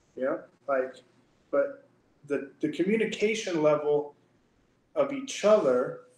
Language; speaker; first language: English; native; English